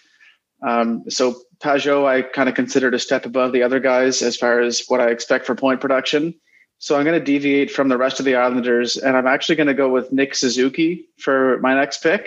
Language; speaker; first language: English; native; English